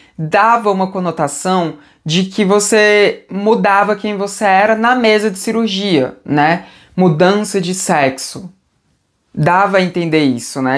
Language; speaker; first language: Portuguese; native; Portuguese